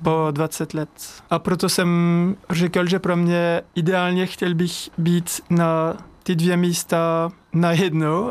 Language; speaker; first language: Czech; non-native, learner; French